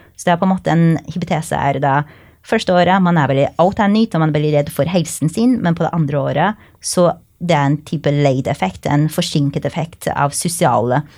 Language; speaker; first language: Norwegian; non-native, fluent; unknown